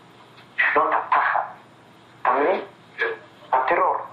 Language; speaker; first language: Hebrew; non-native, fluent; Polish